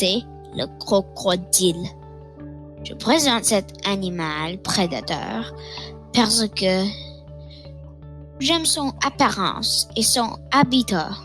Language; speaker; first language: French; non-native, local second language; English